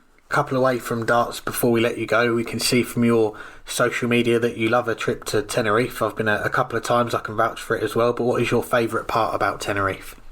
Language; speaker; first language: English; native; English